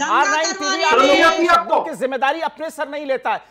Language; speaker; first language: Hindi; native; Hindi